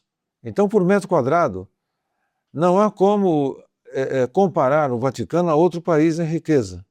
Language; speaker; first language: Portuguese; native; Portuguese